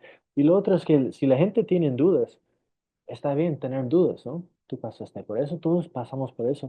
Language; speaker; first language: Spanish; non-native, fluent; English